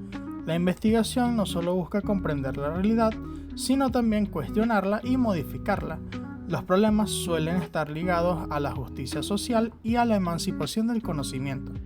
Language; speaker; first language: Spanish; native; Spanish